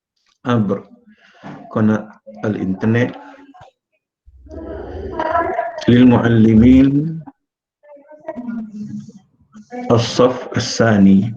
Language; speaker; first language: Arabic; non-native, fluent; Malay